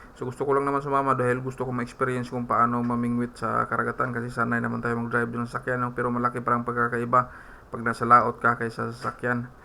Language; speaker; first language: Filipino; non-native, local second language; Waray